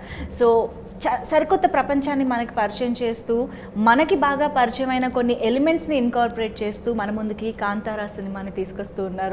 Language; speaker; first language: Telugu; native; Telugu